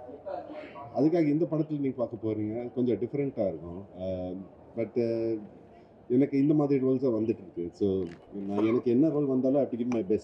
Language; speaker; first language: Tamil; non-native, fluent; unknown